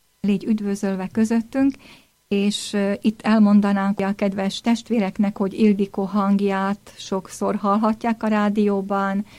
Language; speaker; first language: Hungarian; native; Hungarian